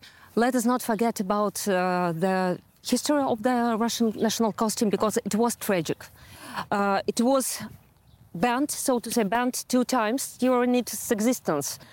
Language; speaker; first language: English; non-native, fluent; Russian